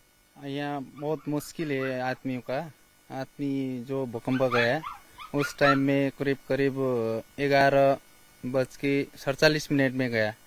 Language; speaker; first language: Hindi; non-native, local second language; Nepali